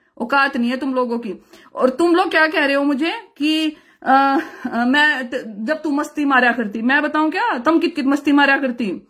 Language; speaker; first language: Hindi; native; Hindi